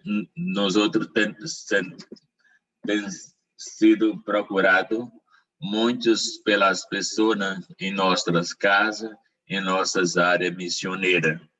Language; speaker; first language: Portuguese; non-native, learner; Spanish